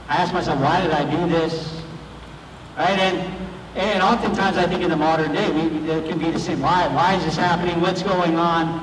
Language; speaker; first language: English; native; English